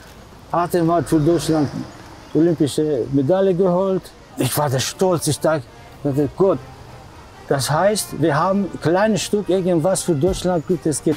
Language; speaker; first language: German; non-native, learner; Armenian